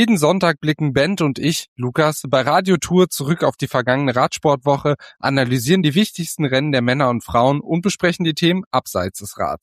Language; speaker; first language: German; native; German